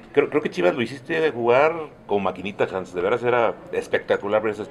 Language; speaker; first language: Spanish; native; Spanish